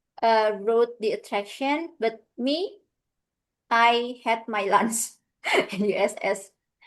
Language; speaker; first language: English; non-native, fluent; Indonesian